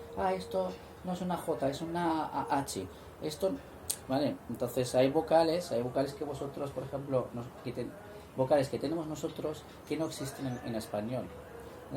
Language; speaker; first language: Spanish; non-native, fluent; Arabic